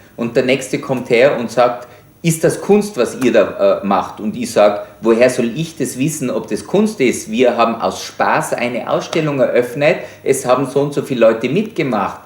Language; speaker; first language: German; native; German